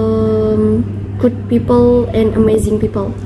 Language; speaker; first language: English; non-native, learner; Indonesian